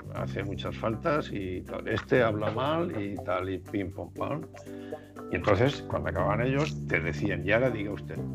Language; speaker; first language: Spanish; native; Spanish